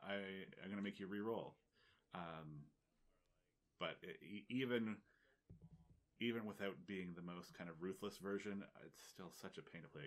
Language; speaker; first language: English; native; English